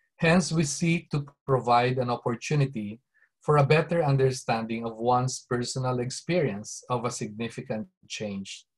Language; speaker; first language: English; non-native, local second language; Bikol